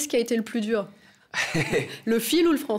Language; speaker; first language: French; native; French